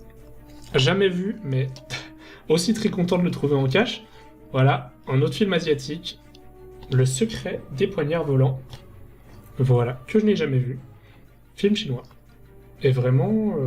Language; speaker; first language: French; native; French